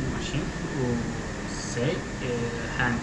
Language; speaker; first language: English; non-native, learner; Turkish